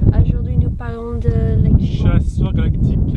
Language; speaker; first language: French; non-native, learner; English